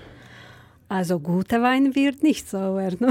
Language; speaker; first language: German; non-native, fluent; Hungarian